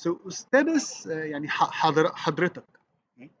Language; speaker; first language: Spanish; non-native, learner; Arabic